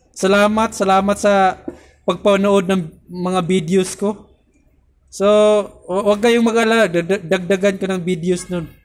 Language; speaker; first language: Filipino; non-native, local second language; Cebuano